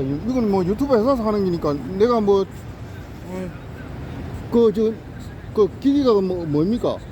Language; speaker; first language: Korean; native; Korean